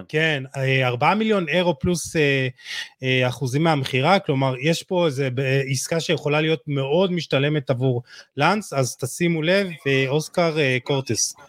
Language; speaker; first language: Hebrew; native; Hebrew